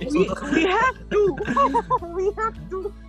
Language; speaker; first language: English; non-native, learner; Arabic